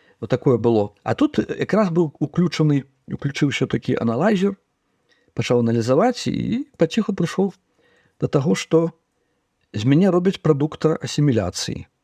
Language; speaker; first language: Belarusian; native; Belarusian